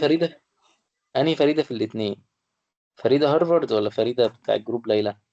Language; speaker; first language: Arabic; native; Arabic